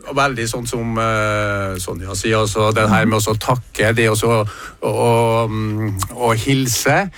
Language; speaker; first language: Norwegian; native; Norwegian